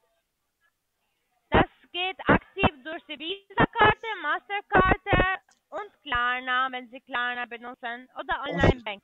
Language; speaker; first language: German; non-native, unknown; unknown